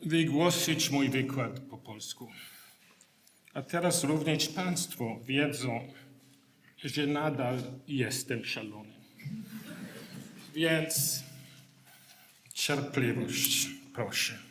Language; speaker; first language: Polish; non-native, learner; English